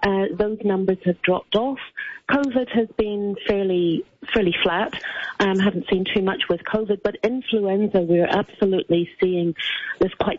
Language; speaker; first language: English; native; English